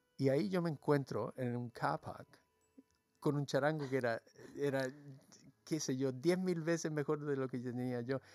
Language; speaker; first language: Spanish; early bilingual, heritage; Spanish